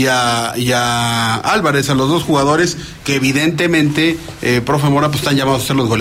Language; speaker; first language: Spanish; native; Spanish